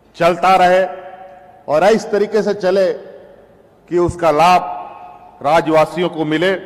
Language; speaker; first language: Hindi; native; Hindi